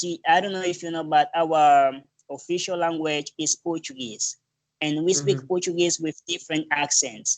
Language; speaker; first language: English; non-native, learner; Portuguese